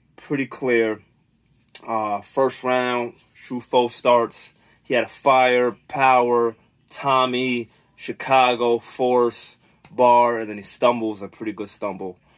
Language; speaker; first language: English; native; English